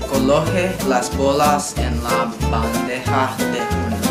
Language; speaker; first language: Spanish; non-native, learner; English